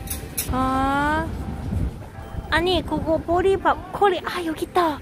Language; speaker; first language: Korean; non-native, learner; Cantonese